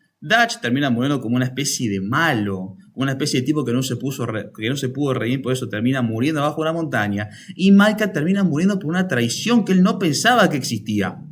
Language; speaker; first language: Spanish; native; Spanish